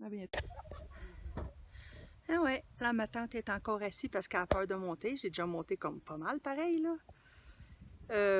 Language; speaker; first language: French; native; French